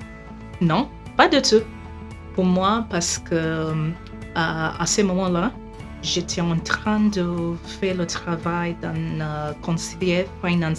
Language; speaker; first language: French; non-native, fluent; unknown